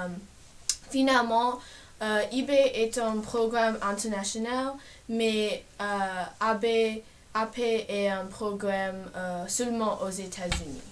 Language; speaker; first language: French; non-native, learner; English